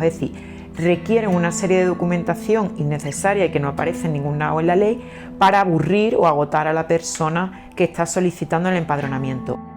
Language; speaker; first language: Spanish; native; Spanish